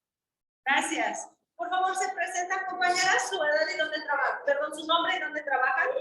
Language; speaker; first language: Spanish; native; Spanish